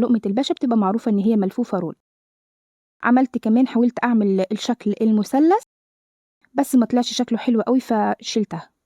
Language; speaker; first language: Arabic; native; Arabic